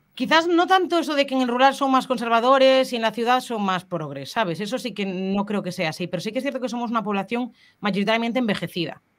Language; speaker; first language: Spanish; native; Spanish